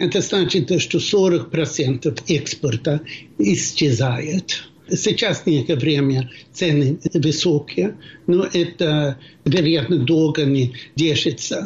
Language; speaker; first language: Russian; non-native, fluent; Swedish